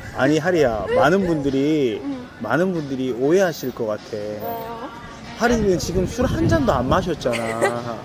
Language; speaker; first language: Korean; native; Korean